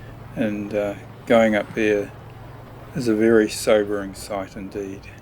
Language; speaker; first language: English; native; English